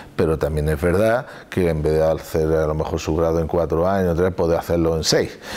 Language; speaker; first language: Spanish; native; Spanish